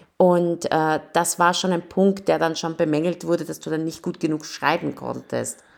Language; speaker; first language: German; early bilingual, other home language; Persian